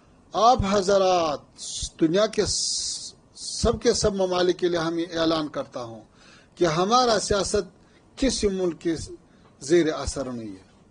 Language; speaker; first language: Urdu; non-native, fluent; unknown